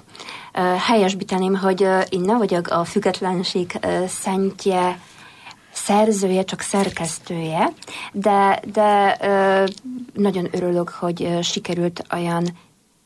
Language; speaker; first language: Hungarian; non-native, fluent; Polish